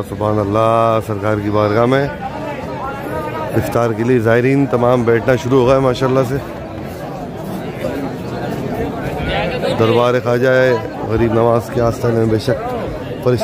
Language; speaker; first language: Urdu; native; Urdu